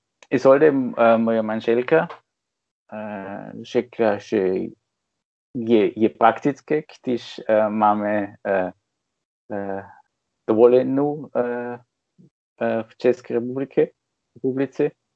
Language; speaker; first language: Czech; non-native, learner; German